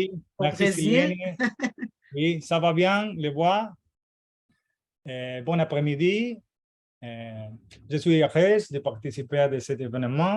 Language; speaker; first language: French; non-native, learner; Portuguese